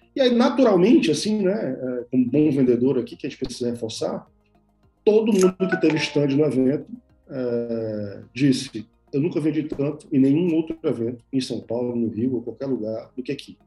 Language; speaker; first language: Portuguese; native; Portuguese